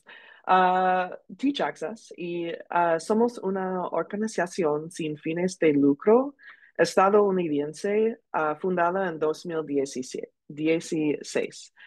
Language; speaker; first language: Spanish; non-native, learner; English